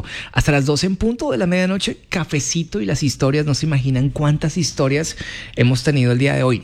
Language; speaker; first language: Spanish; native; Spanish